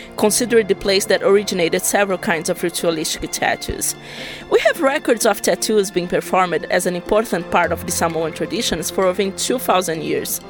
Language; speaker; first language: English; non-native, fluent; Portuguese